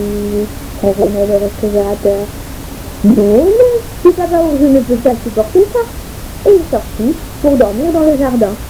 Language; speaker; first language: French; native; French